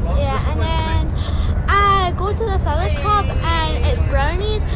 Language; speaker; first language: English; native; English